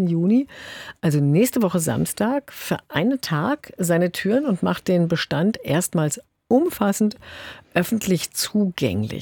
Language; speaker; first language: German; native; German